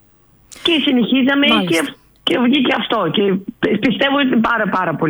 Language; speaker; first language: Greek; non-native, learner; Russian